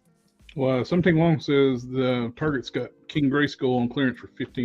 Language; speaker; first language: English; native; English